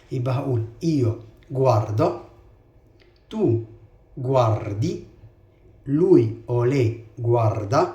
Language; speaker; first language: Italian; non-native, fluent; Arabic